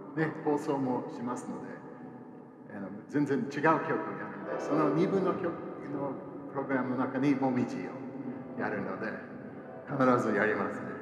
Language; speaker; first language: Japanese; non-native, fluent; English